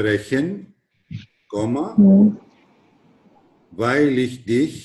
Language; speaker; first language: German; non-native, fluent; Greek